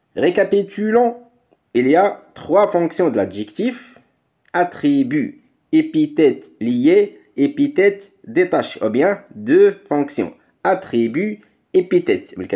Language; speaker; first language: French; non-native, local second language; Arabic